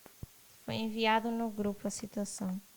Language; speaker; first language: Portuguese; native; Portuguese